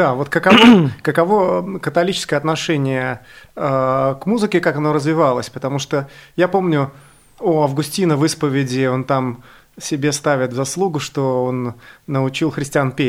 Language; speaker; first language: Russian; native; Russian